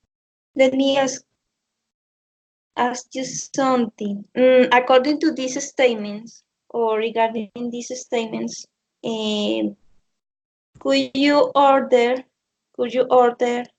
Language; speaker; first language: English; non-native, learner; Spanish